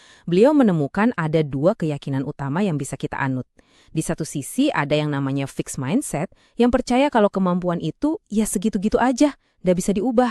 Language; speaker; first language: Indonesian; native; Indonesian